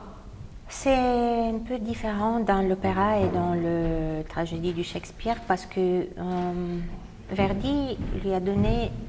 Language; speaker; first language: French; non-native, fluent; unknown